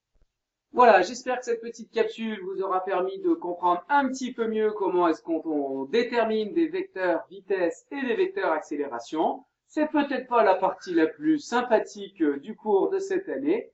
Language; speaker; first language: French; native; French